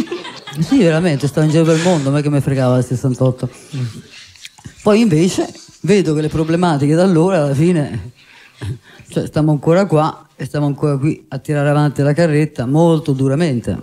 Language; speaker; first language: Italian; native; Italian